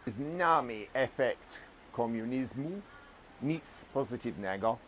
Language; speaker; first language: Polish; non-native, fluent; English